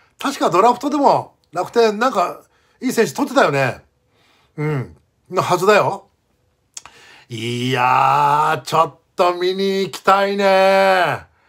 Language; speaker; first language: Japanese; native; Japanese